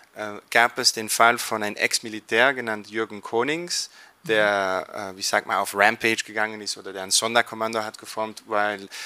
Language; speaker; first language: German; non-native, fluent; Dutch